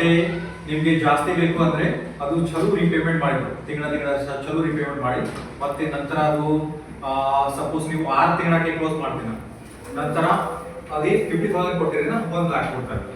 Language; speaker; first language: Kannada; non-native, local second language; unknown